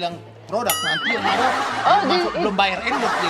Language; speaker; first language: Indonesian; native; Indonesian